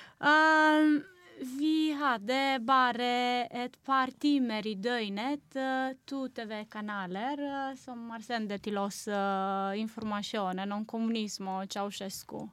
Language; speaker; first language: Norwegian; non-native, learner; Romanian